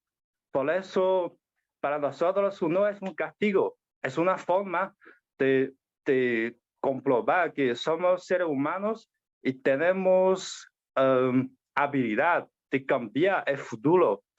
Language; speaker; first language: Spanish; non-native, learner; Chinese